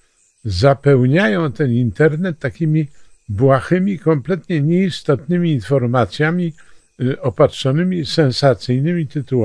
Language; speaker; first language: Polish; native; Polish